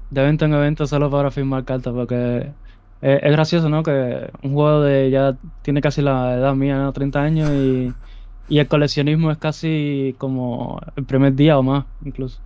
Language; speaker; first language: Spanish; native; Spanish